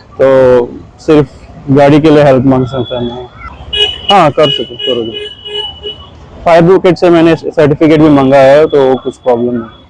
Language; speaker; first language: Hindi; non-native, local second language; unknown